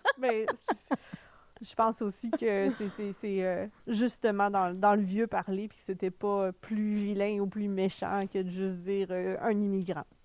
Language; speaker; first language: French; native; French